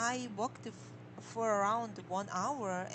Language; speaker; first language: English; non-native, learner; Korean